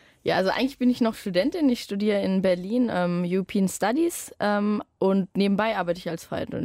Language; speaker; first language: German; native; German